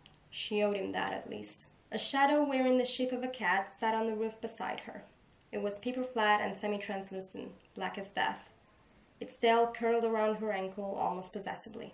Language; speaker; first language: English; non-native, fluent; Italian